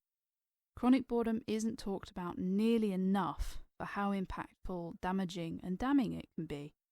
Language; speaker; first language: English; native; English